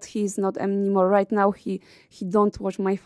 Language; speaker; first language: English; non-native, learner; Polish